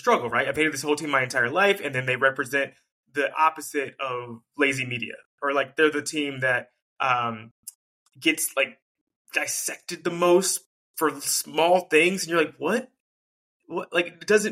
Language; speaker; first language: English; native; English